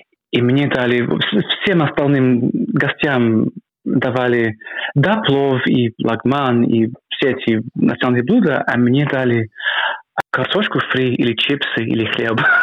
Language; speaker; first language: Russian; non-native, fluent; English